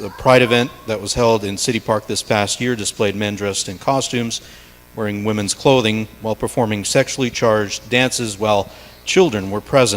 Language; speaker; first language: English; native; English